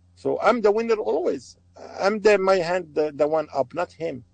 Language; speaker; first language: English; non-native, learner; Arabic